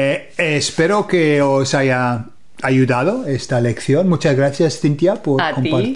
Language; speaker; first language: Spanish; non-native, fluent; English